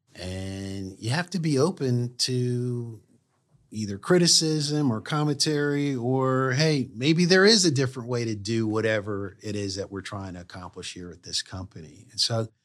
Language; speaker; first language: English; native; English